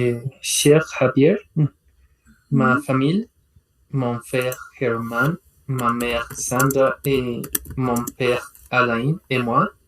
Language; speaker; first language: French; non-native, learner; Spanish